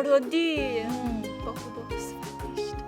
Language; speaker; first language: Hindi; non-native, learner; Chinese